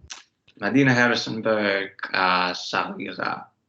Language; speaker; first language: Arabic; non-native, learner; English